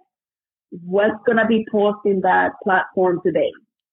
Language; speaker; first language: English; non-native, fluent; Spanish